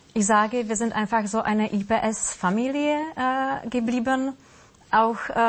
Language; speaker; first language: German; non-native, fluent; Russian